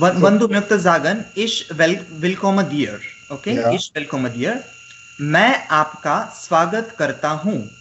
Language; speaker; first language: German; non-native, learner; Marathi